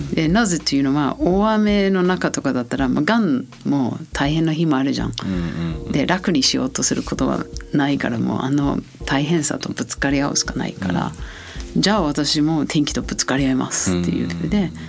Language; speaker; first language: Japanese; non-native, fluent; English